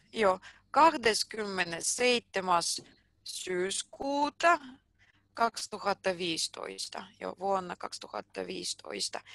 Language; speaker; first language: Finnish; non-native, fluent; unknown